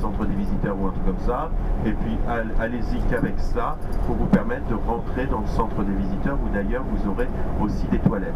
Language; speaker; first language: French; native; French